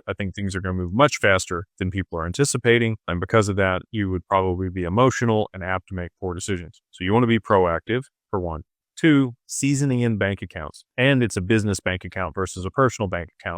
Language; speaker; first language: English; native; English